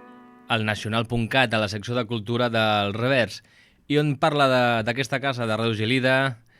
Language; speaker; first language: Catalan; native; Catalan